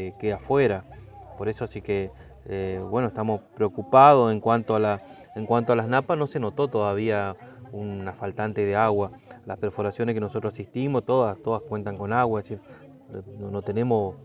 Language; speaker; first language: Spanish; native; Spanish